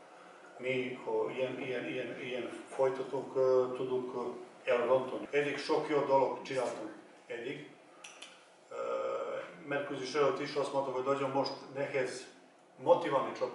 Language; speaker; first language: Hungarian; non-native, learner; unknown